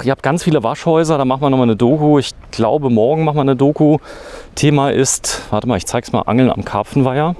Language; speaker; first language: German; native; German